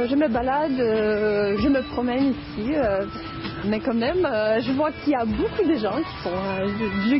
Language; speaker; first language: French; non-native, fluent; Russian